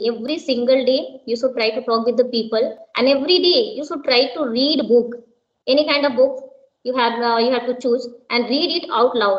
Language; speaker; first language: English; non-native, local second language; Hindi